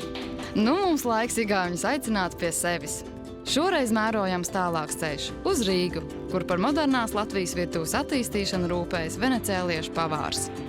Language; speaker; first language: Latvian; native; Latvian